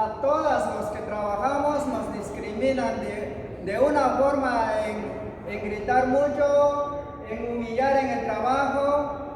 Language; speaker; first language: Spanish; non-native, local second language; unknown